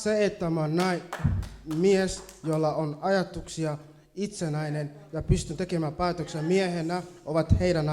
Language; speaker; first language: Finnish; early bilingual, other home language; Swahili